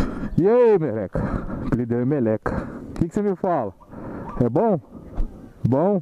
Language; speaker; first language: Portuguese; native; Portuguese